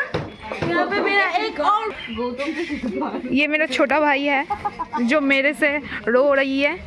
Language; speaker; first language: Hindi; non-native, local second language; Bangla